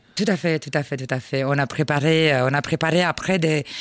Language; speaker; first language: French; non-native, fluent; Romanian